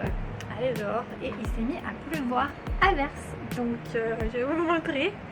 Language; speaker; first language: French; native; French